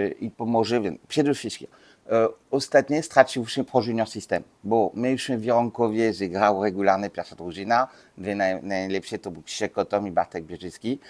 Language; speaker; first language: Polish; non-native, learner; French